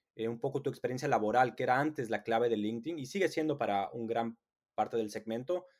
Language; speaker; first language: Spanish; native; Spanish